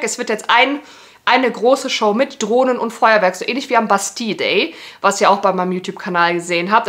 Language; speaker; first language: German; native; German